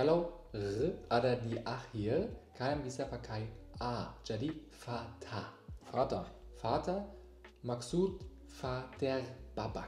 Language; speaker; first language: Indonesian; non-native, learner; German